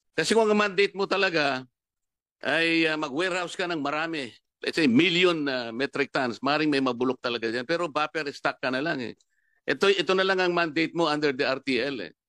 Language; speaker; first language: Filipino; non-native, local second language; Pampanga